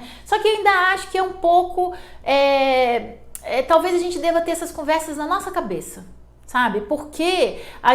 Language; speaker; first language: Portuguese; native; Portuguese